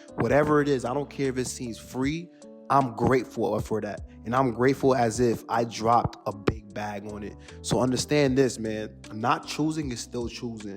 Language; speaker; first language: English; native; English